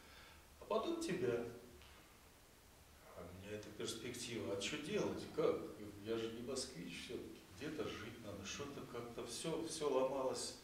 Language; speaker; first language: Russian; native; Russian